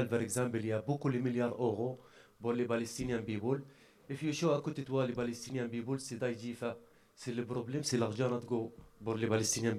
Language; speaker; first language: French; non-native, learner; Arabic